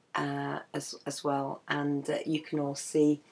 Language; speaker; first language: English; native; English